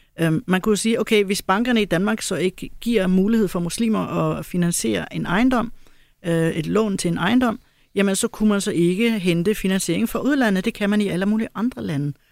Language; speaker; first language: Danish; early bilingual, other home language; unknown